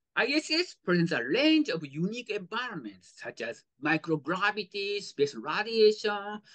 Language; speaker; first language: English; non-native, fluent; Japanese